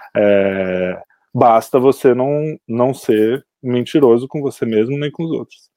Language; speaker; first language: Portuguese; native; Portuguese